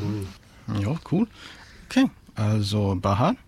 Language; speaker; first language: German; non-native, learner; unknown